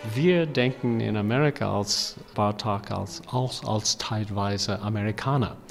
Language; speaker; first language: German; non-native, fluent; English